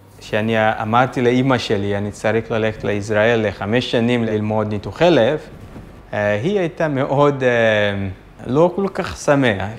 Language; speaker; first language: Hebrew; non-native, fluent; Swahili